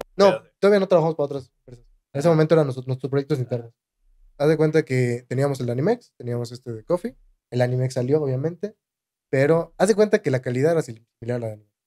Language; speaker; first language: Spanish; native; Spanish